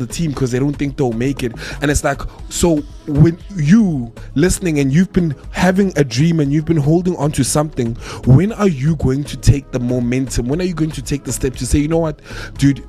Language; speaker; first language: English; non-native, local second language; Tswana